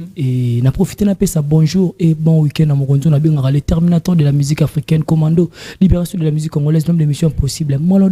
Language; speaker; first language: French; non-native, local second language; Lingala